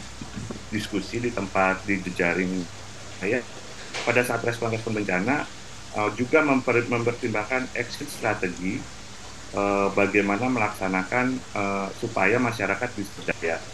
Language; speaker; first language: Indonesian; native; Indonesian